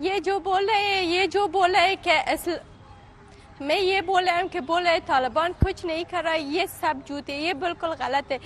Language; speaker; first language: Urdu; non-native, learner; Pashto